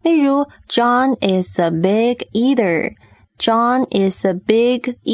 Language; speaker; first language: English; non-native, fluent; Chinese